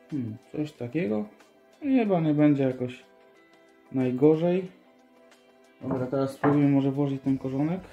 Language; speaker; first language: Polish; native; Polish